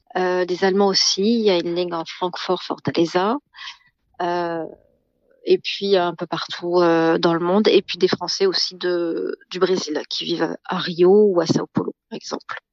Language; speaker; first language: French; native; French